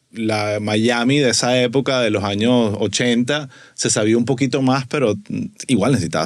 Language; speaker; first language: Spanish; native; Spanish